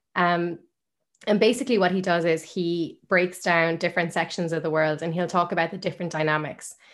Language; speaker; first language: English; native; English